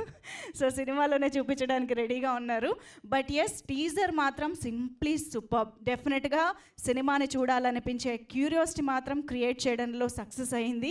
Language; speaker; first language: Telugu; native; Telugu